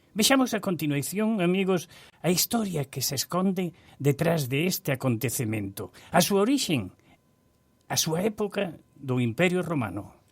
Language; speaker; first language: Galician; early bilingual, heritage; Galician